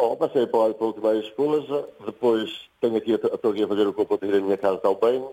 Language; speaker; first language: Portuguese; native; Portuguese